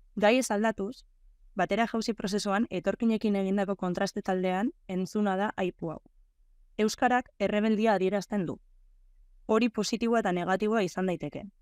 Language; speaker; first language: Basque; native; Basque